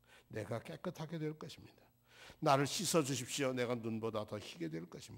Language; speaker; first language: Korean; native; Korean